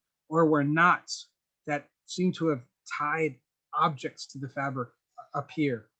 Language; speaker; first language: English; native; English